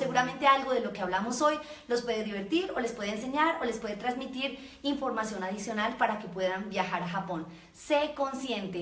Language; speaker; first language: Spanish; native; Spanish